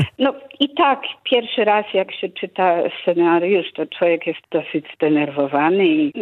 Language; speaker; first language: Polish; early bilingual, heritage; Polish